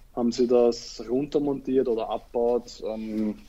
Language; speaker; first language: German; native; German